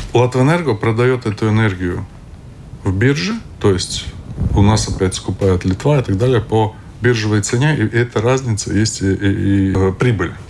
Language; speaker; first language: Russian; non-native, local second language; Latvian